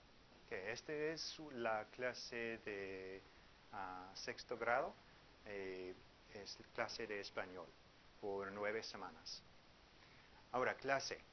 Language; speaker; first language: Spanish; non-native, learner; English